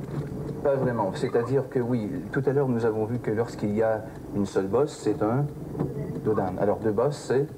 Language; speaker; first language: French; native; French